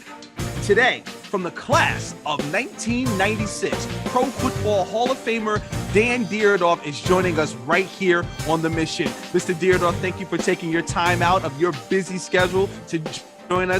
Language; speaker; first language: English; native; English